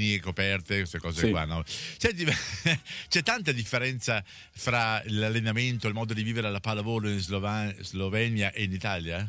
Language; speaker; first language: Italian; native; Italian